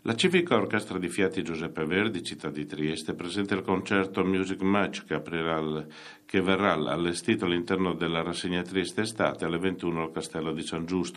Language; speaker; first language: Italian; native; Italian